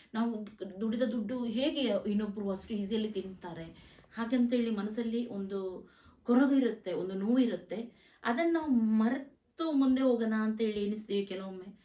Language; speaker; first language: Kannada; native; Kannada